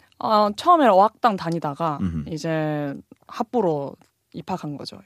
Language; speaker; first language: Korean; non-native, fluent; Chinese